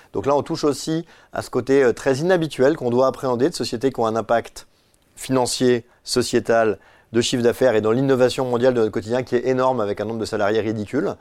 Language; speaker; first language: French; native; French